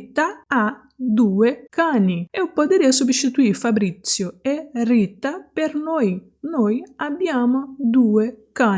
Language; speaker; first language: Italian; non-native, fluent; Portuguese